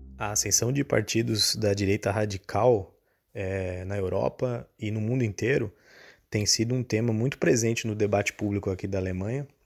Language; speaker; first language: Portuguese; native; Portuguese